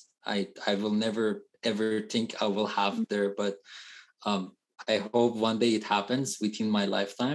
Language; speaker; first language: English; non-native, fluent; Persian